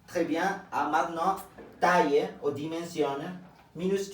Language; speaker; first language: French; non-native, fluent; Spanish